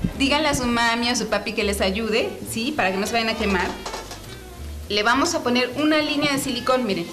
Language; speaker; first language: Spanish; native; Spanish